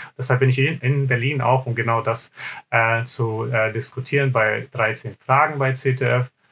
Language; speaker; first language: German; early bilingual, other home language; Serbian